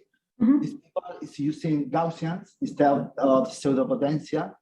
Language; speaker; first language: English; non-native, fluent; Spanish